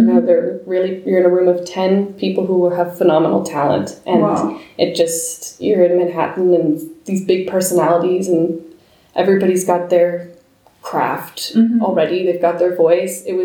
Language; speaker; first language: English; native; English